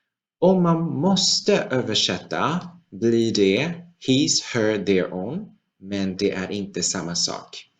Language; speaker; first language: Swedish; non-native, fluent; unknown